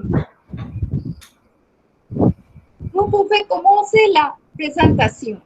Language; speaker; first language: French; non-native, fluent; Bangla